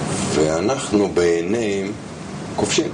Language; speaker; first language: Hebrew; non-native, fluent; Russian